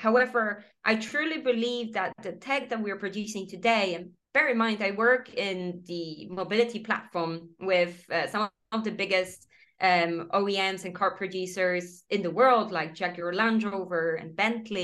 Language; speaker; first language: English; non-native, fluent; Polish